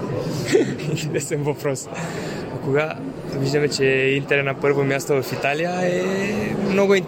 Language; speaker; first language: Bulgarian; non-native, fluent; Romanian